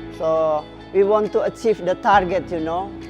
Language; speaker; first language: English; non-native, fluent; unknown